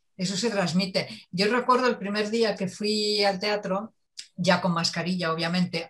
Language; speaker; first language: Spanish; native; Spanish